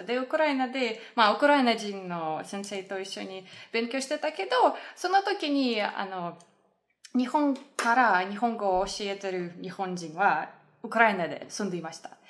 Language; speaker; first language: Japanese; non-native, fluent; Russian